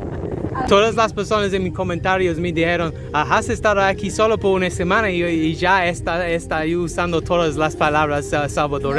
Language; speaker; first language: Spanish; non-native, learner; English